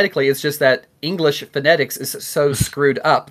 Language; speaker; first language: English; native; English